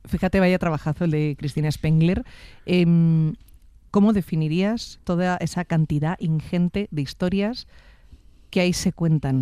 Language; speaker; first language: Spanish; native; Spanish